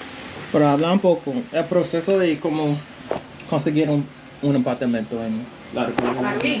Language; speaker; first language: Spanish; non-native, learner; English